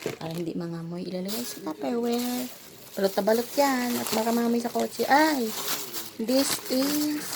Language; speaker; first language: Filipino; non-native, local second language; Cebuano